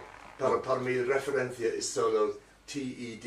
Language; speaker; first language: Spanish; non-native, learner; English